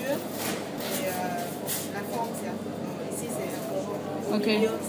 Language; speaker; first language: French; non-native, learner; Vietnamese